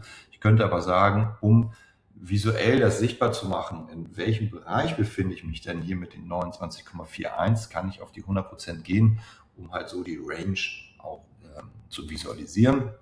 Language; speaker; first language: German; native; German